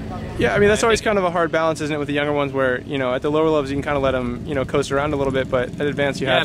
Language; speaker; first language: English; native; English